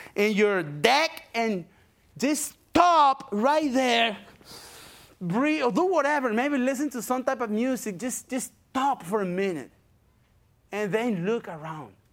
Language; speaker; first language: English; non-native, fluent; Spanish